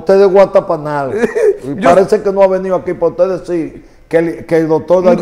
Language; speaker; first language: Spanish; native; Spanish